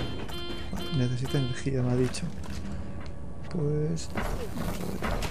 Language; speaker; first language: Spanish; native; Spanish